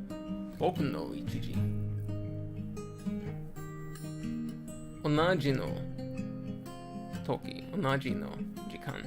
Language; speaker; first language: Japanese; non-native, learner; English